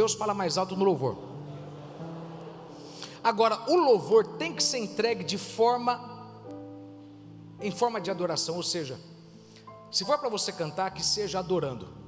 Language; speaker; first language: Portuguese; native; Portuguese